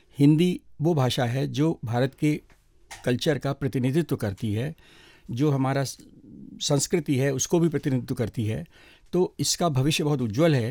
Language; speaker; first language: Hindi; native; Hindi